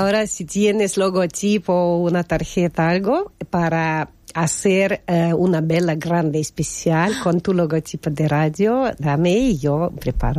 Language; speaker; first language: Spanish; non-native, learner; Russian